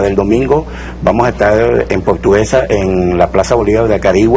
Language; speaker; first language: Spanish; native; Spanish